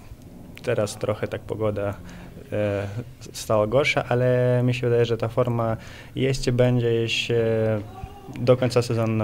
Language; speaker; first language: Polish; non-native, fluent; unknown